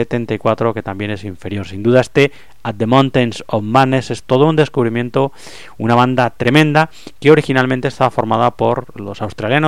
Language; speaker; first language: Spanish; native; Spanish